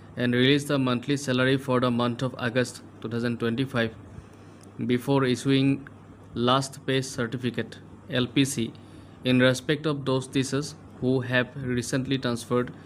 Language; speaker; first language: English; non-native, local second language; Assamese